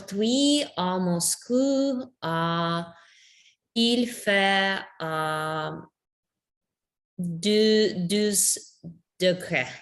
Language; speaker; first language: French; non-native, learner; English